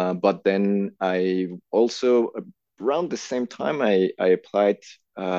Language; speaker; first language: English; non-native, fluent; Spanish